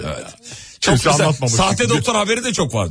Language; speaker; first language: Turkish; native; Turkish